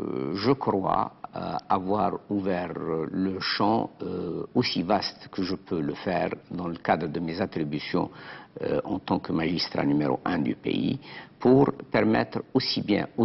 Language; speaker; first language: French; non-native, local second language; Arabic